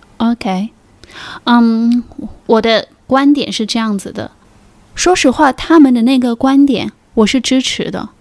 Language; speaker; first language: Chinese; native; Chinese